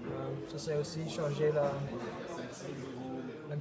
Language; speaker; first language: French; non-native, fluent; Dutch